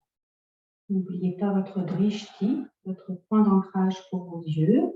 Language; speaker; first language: French; native; French